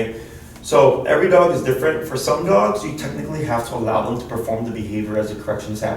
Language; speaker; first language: English; native; English